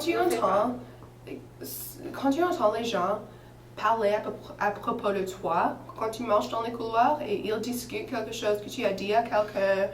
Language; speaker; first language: French; non-native, fluent; English